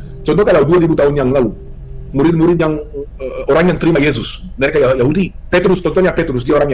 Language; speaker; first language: Indonesian; non-native, fluent; Hebrew